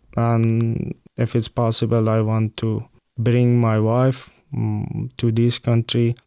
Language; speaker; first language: English; non-native, fluent; Persian